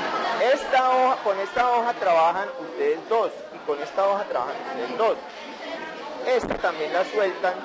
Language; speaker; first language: Spanish; native; Spanish